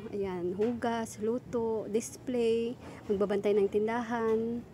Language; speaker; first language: Filipino; non-native, local second language; Cebuano